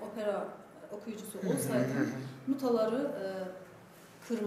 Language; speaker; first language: Turkish; non-native, fluent; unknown